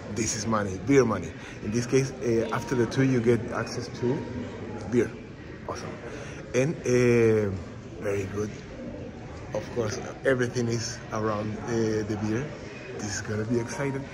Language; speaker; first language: English; non-native, fluent; Spanish